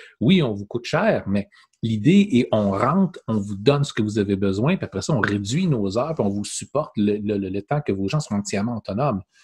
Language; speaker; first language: French; native; French